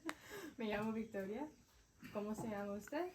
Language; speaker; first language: Spanish; non-native, fluent; English